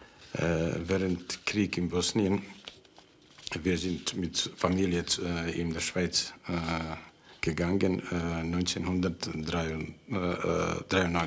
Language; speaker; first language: German; non-native, learner; Bosnian